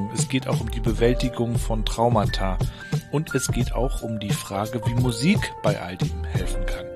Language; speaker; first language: German; native; German